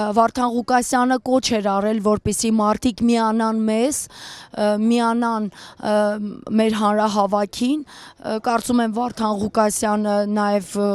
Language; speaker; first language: Armenian; native; Armenian